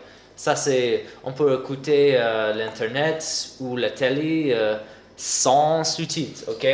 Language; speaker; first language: French; non-native, fluent; English